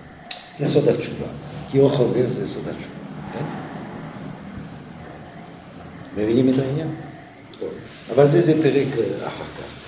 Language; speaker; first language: Hebrew; non-native, fluent; French